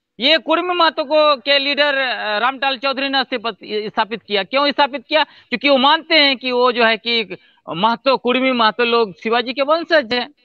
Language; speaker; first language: Hindi; non-native, local second language; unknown